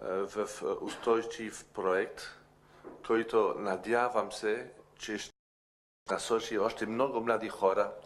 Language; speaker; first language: Bulgarian; non-native, learner; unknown